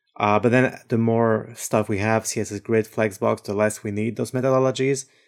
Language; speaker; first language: English; non-native, fluent; French